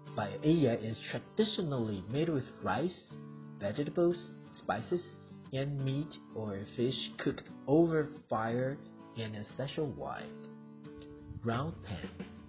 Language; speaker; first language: English; non-native, fluent; Chinese